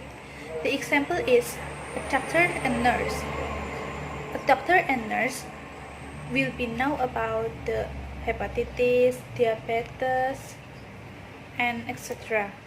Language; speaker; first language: English; non-native, learner; Indonesian